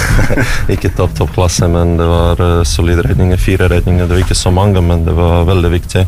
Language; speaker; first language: Norwegian; non-native, learner; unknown